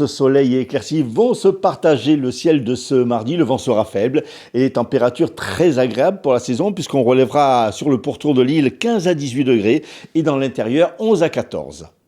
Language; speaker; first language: French; native; French